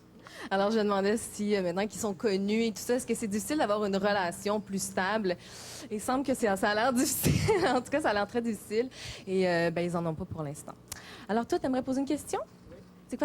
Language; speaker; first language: French; native; French